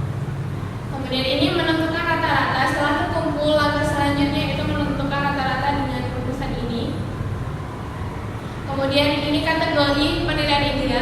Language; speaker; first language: Indonesian; native; Indonesian